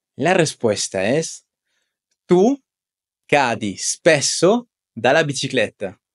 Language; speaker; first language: Italian; non-native, fluent; Spanish